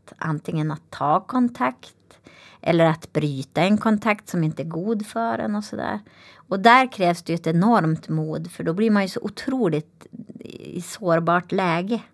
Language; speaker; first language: Swedish; native; Swedish